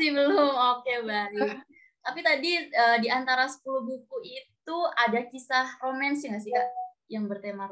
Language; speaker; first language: Indonesian; native; Indonesian